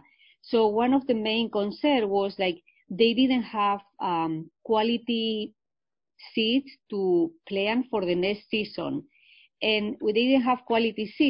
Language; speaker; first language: English; non-native, fluent; Spanish